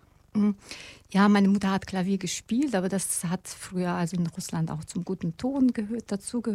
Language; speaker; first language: German; non-native, fluent; Russian